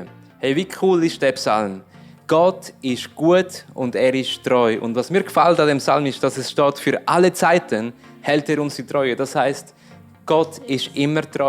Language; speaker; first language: German; native; German